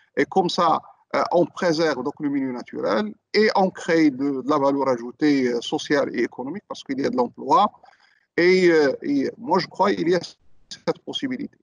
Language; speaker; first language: French; non-native, local second language; Arabic